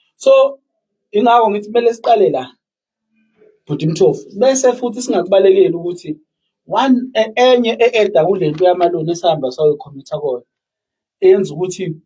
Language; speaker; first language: Zulu; native; Zulu